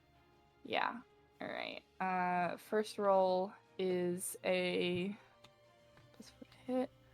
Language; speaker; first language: English; native; English